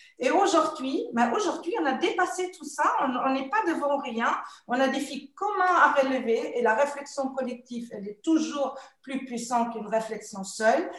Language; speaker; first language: French; non-native, fluent; German